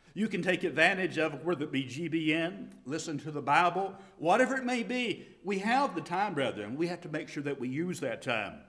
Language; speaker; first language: English; native; English